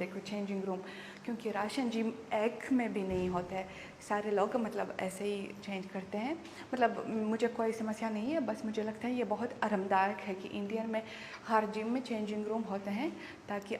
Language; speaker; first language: Hindi; non-native, learner; Russian